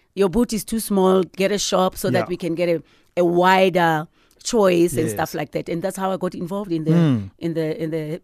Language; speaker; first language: English; non-native, local second language; Southern Sotho